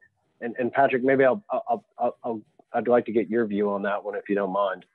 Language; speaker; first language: English; native; English